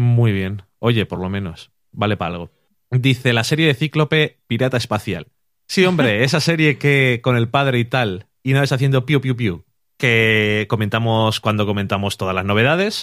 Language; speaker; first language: Spanish; native; Spanish